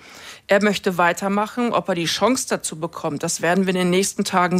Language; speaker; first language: German; native; German